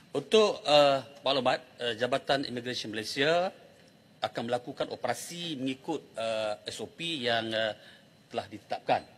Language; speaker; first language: Malay; native; Malay